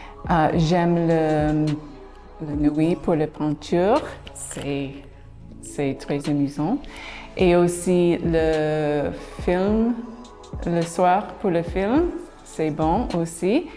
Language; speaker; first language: French; non-native, learner; English